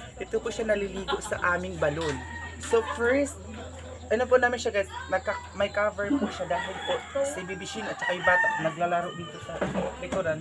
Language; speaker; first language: Filipino; non-native, local second language; Cebuano